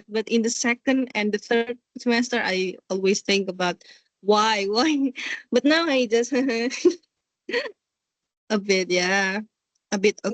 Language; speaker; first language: English; non-native, learner; Indonesian